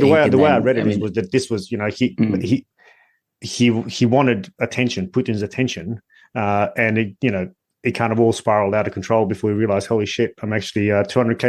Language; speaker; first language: English; native; English